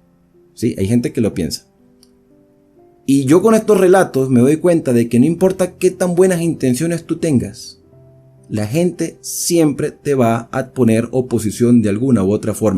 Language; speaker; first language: Spanish; native; Spanish